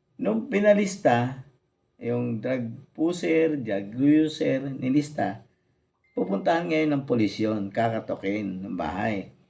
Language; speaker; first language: Filipino; native; Filipino